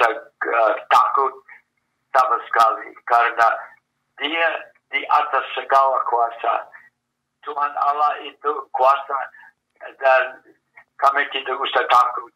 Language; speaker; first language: Indonesian; non-native, fluent; English